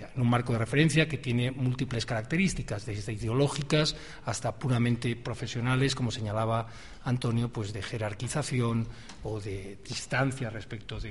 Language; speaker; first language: Spanish; native; Spanish